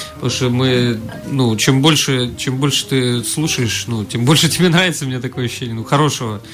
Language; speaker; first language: Russian; native; Russian